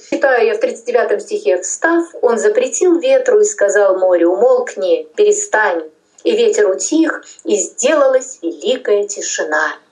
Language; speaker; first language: Russian; non-native, local second language; Tajik